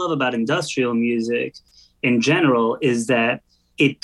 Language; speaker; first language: English; native; English